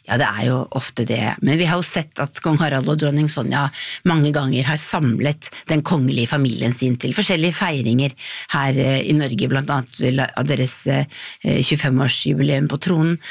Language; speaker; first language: Norwegian; native; Norwegian